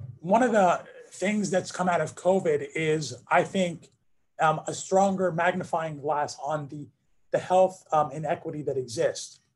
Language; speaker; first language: English; native; English